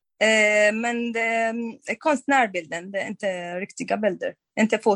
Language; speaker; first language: Swedish; non-native, fluent; Arabic